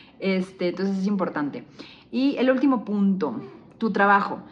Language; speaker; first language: Spanish; native; Spanish